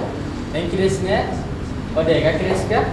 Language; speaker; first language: Japanese; non-native, learner; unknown